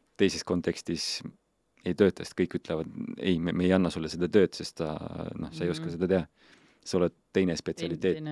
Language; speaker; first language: Estonian; non-native, local second language; Russian